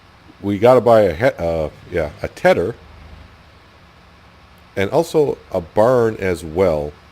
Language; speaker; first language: English; native; English